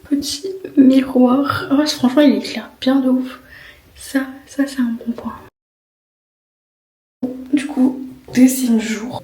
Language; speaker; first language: French; native; French